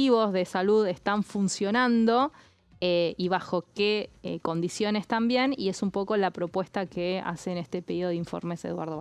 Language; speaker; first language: Spanish; native; Spanish